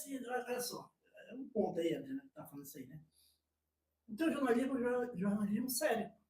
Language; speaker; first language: Portuguese; native; Portuguese